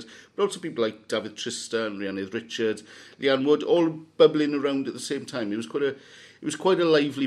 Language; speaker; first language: English; native; English